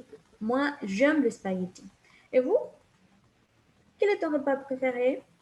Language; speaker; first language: French; non-native, fluent; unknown